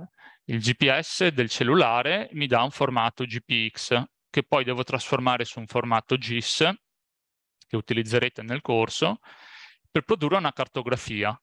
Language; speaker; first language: Italian; native; Italian